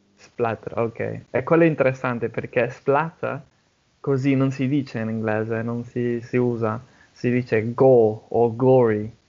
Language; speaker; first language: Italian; non-native, fluent; English